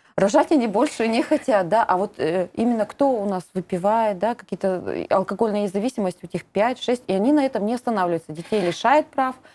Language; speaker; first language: Russian; native; Russian